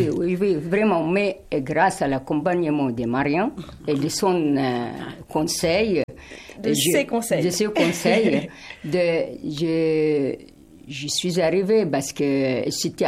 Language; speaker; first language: French; non-native, fluent; Arabic